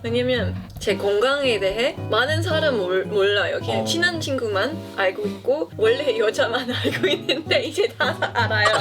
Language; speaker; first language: Korean; non-native, fluent; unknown